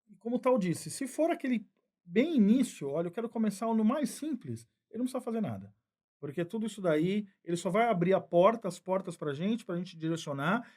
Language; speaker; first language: Portuguese; native; Portuguese